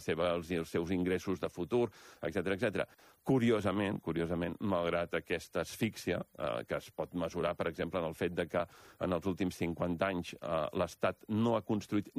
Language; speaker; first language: Catalan; native; Catalan